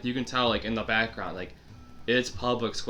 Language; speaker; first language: English; native; English